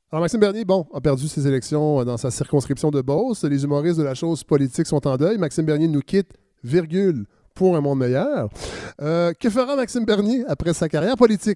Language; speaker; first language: French; native; French